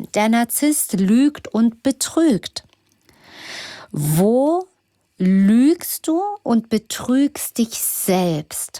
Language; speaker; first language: German; native; German